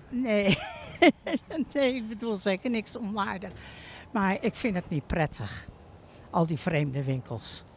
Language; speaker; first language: Dutch; native; Dutch